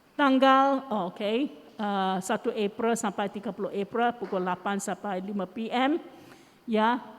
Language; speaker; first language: Malay; non-native, local second language; Chinese